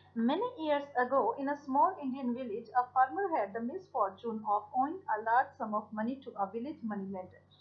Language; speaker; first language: English; non-native, local second language; Punjabi